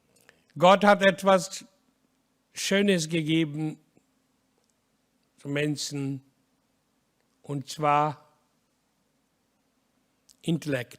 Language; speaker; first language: German; non-native, learner; Hindi